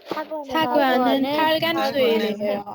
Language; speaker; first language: Korean; non-native, learner; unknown